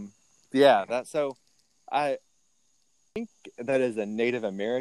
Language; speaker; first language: English; native; English